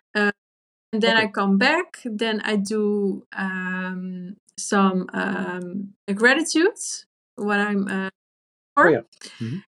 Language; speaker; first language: English; non-native, fluent; Dutch